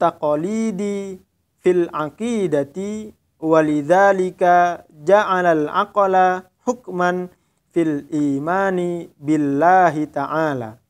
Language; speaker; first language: Arabic; non-native, fluent; Indonesian